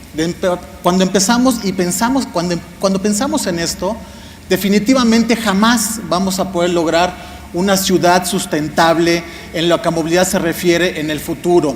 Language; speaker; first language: Spanish; native; Spanish